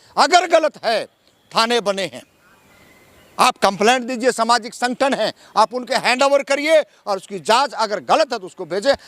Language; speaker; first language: Hindi; native; Hindi